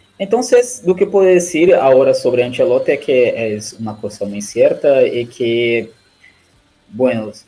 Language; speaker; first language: Spanish; non-native, learner; Portuguese